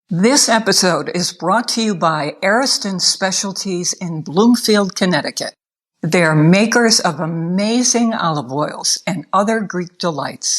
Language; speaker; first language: English; native; English